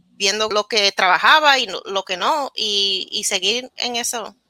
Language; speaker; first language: Spanish; early bilingual, heritage; Spanish